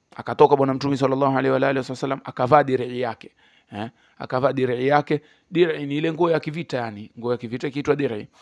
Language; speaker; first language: Swahili; native; Swahili